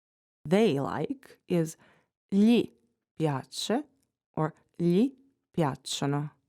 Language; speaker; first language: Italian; non-native, fluent; English